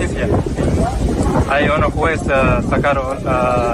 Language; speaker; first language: Spanish; non-native, learner; Arabic